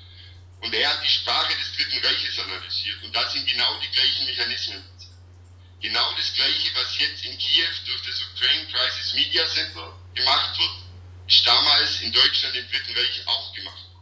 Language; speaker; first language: German; native; German